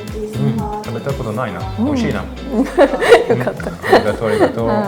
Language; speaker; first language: Japanese; non-native, learner; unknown